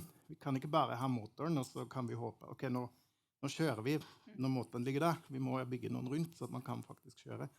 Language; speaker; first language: Norwegian; non-native, fluent; German